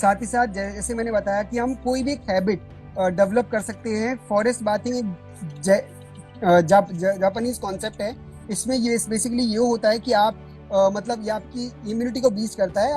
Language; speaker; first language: Hindi; native; Hindi